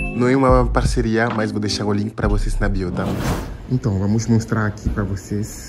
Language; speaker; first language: Portuguese; non-native, fluent; French